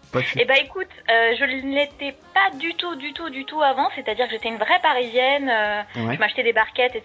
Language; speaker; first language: French; native; French